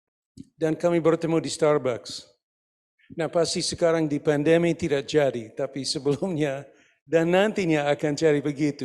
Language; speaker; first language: Indonesian; non-native, fluent; English